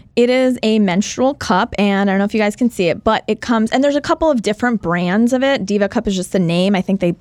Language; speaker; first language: English; early bilingual, other home language; Hindi